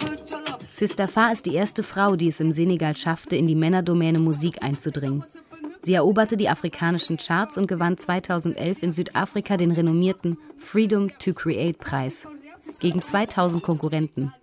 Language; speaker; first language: German; native; German